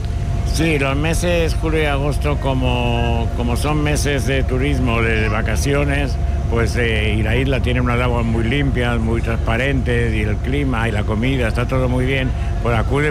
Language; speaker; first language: Spanish; native; Spanish